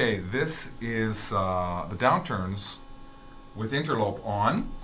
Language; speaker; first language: English; native; English